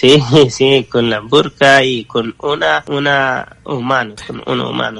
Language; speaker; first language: Spanish; non-native, learner; Persian